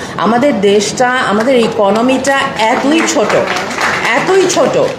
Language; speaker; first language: Bangla; native; Bangla